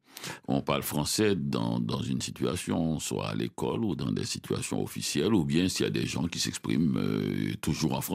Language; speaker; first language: French; non-native, local second language; Haitian Creole